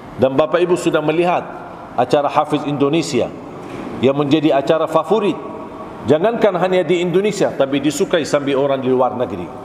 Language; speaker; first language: Malay; non-native, fluent; Arabic